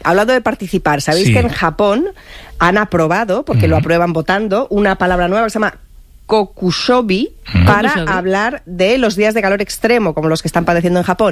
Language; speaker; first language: Spanish; native; Spanish